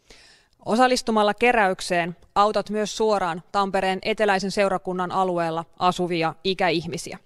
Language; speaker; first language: Finnish; native; Finnish